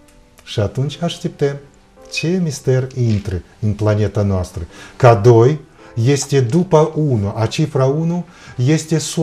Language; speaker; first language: Romanian; non-native, fluent; Russian